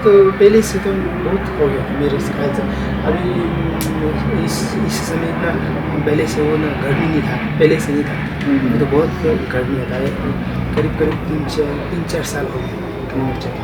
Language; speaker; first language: Hindi; non-native, local second language; Ladakhi